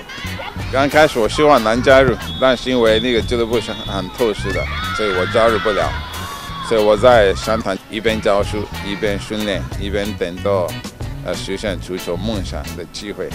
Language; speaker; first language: Chinese; non-native, fluent; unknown